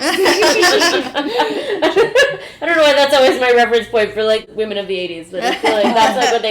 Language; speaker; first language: English; native; English